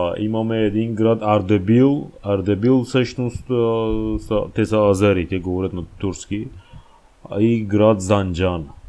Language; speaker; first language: Bulgarian; non-native, fluent; Persian